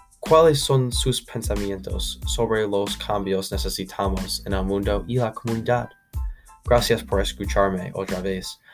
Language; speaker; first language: Spanish; non-native, learner; English